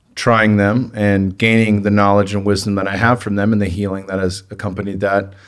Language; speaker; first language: English; native; English